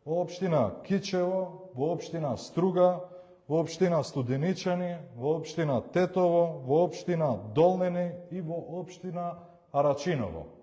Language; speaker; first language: Macedonian; non-native, local second language; Albanian